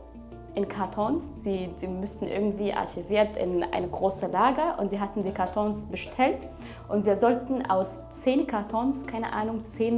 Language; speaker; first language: German; non-native, fluent; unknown